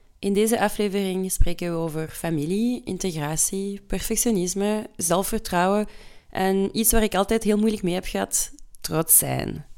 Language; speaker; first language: Dutch; early bilingual, other home language; French